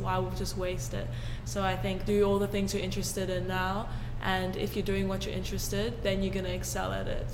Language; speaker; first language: English; native; English